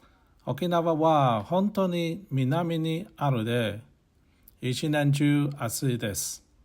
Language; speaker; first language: Japanese; non-native, learner; English